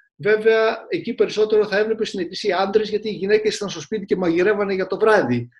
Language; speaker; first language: Greek; early bilingual, other home language; Turkish